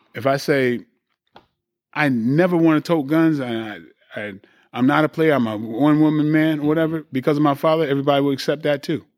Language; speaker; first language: English; native; English